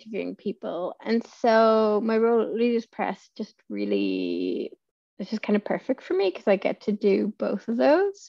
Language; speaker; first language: English; native; English